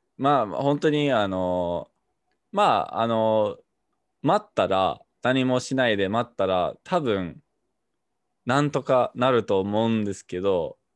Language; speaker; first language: Japanese; non-native, fluent; English